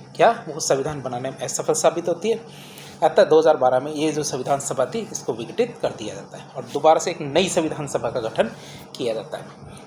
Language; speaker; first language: Hindi; native; Hindi